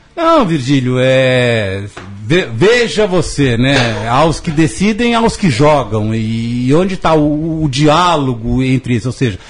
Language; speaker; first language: Portuguese; native; Portuguese